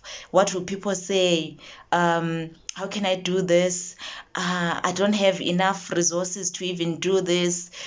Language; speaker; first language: English; non-native, local second language; Zulu